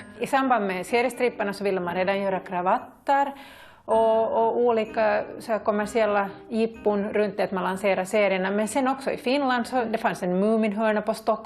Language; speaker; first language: Swedish; native; Swedish